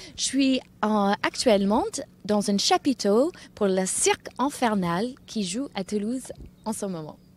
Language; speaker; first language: French; non-native, fluent; English